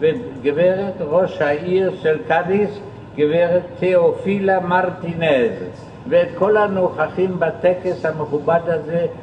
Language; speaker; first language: Hebrew; non-native, fluent; German